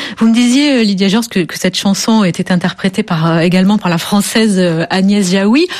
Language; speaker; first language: French; native; French